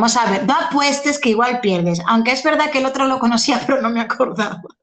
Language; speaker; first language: Spanish; native; Spanish